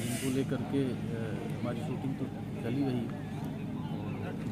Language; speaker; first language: Hindi; native; Hindi